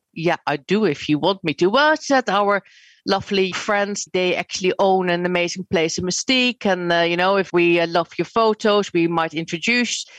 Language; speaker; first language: English; non-native, fluent; Dutch